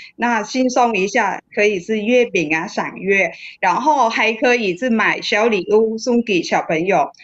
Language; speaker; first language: Chinese; non-native, fluent; Vietnamese